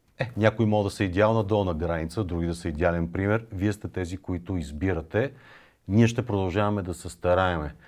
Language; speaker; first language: Bulgarian; native; Bulgarian